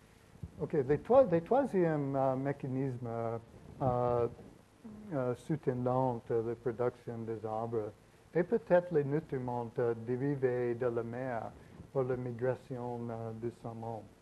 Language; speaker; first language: French; non-native, learner; English